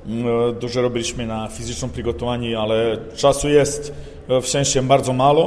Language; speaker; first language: Polish; non-native, learner; Serbian